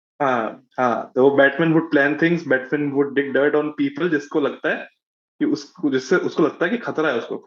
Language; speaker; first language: Hindi; native; Hindi